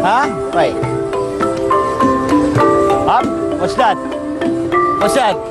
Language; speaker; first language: English; non-native, local second language; Filipino